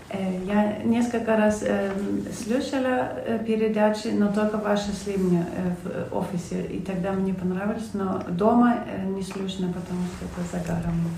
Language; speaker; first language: Russian; non-native, fluent; German